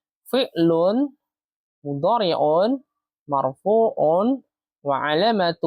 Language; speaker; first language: Arabic; non-native, fluent; Indonesian